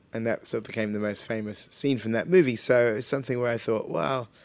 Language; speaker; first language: English; native; English